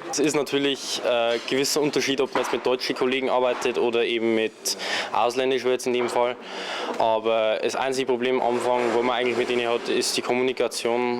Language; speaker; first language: German; native; German